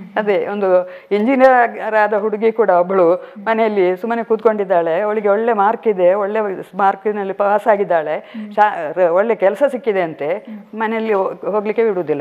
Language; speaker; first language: Kannada; non-native, local second language; Malayalam